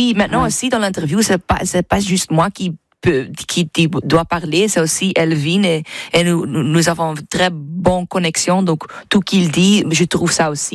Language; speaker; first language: French; non-native, learner; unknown